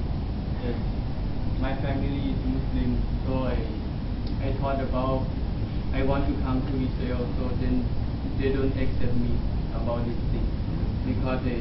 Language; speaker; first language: English; non-native, learner; Thai